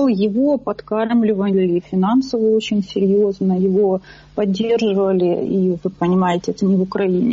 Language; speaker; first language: Russian; native; Russian